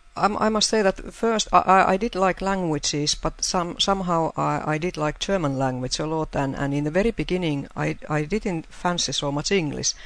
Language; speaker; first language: English; non-native, fluent; Finnish